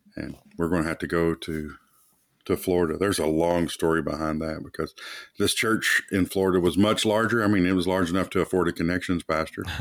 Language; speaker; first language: English; native; English